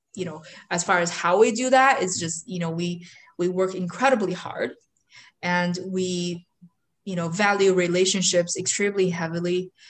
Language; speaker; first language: English; non-native, fluent; Chinese